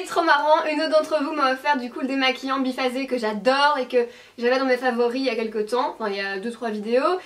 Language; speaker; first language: French; native; French